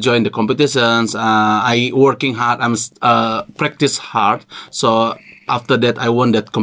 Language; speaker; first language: English; non-native, learner; Indonesian